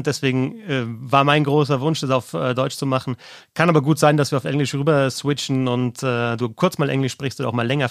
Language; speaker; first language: German; native; German